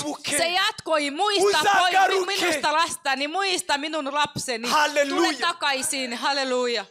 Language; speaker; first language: Finnish; non-native, fluent; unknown